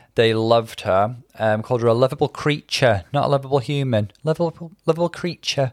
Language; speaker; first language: English; native; English